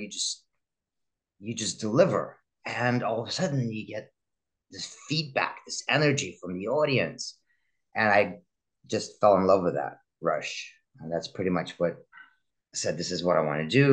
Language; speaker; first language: English; early bilingual, other home language; Russian